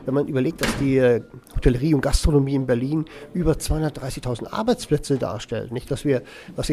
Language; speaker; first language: German; native; German